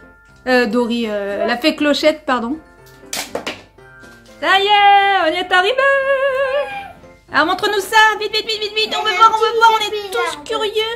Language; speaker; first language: French; native; French